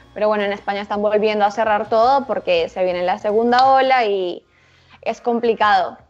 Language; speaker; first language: Spanish; native; Spanish